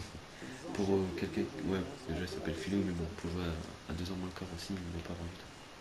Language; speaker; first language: French; native; French